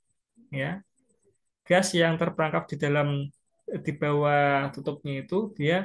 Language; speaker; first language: Indonesian; native; Indonesian